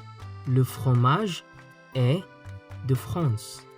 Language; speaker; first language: French; non-native, fluent; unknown